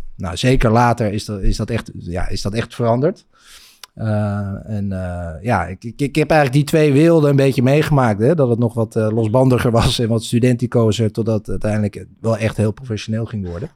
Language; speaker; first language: Dutch; native; Dutch